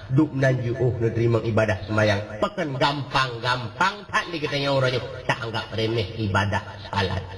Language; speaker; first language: Malay; non-native, local second language; Achinese